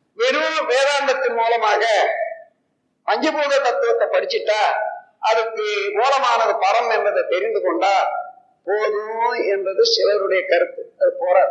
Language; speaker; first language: Tamil; native; Tamil